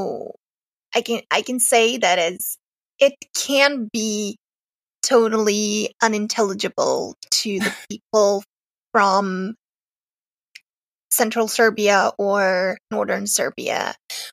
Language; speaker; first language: English; non-native, fluent; Serbian